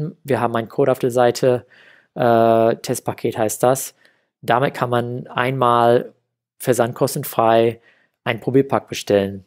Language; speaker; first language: German; non-native, fluent; English